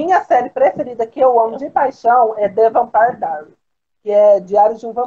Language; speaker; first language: Portuguese; native; Portuguese